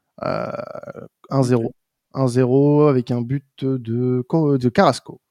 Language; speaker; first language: French; native; French